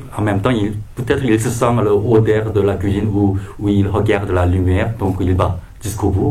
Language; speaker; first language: French; non-native, fluent; Korean